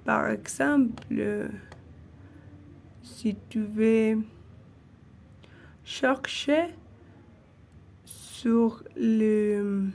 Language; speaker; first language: French; non-native, learner; Spanish